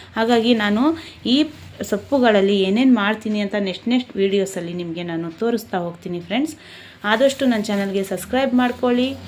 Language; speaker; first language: Kannada; non-native, local second language; Urdu